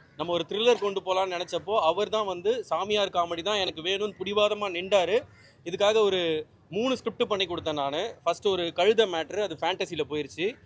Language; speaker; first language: Tamil; native; Tamil